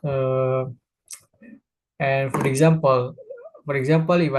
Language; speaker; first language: English; non-native, learner; Indonesian